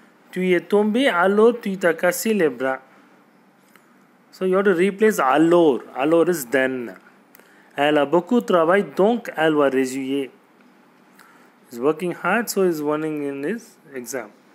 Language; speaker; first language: French; non-native, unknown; Tamil